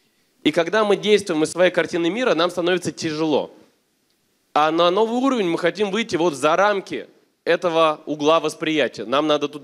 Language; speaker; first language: Russian; native; Russian